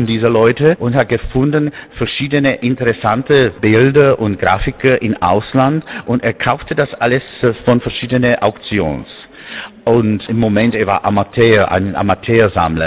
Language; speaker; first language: German; non-native, fluent; Czech